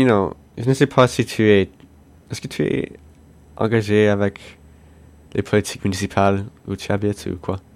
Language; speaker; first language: French; non-native, local second language; English